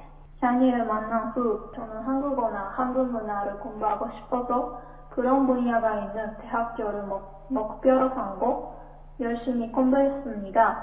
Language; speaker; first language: Korean; non-native, fluent; Japanese